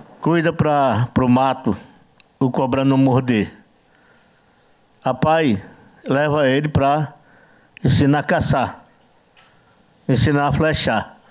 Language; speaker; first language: Portuguese; non-native, learner; Yanomámi